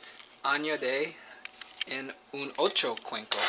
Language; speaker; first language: Spanish; non-native, learner; English